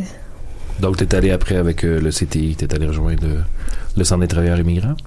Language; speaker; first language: French; native; French